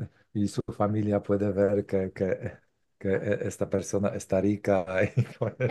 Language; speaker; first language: Spanish; non-native, learner; Polish